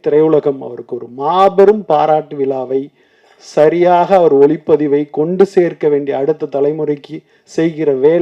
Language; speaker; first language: Tamil; native; Tamil